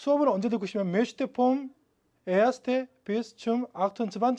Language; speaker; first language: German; non-native, fluent; Korean